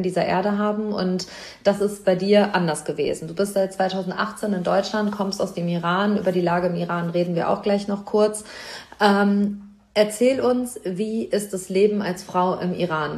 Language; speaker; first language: German; native; German